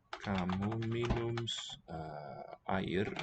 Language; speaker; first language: Indonesian; non-native, learner; English